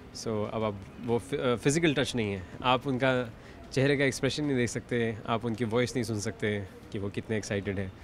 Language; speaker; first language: Hindi; native; Hindi